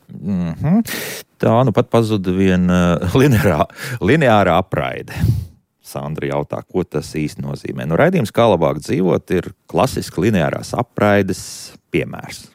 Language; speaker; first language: Latvian; native; Latvian